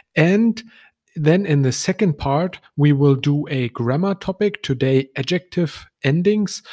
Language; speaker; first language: English; non-native, fluent; German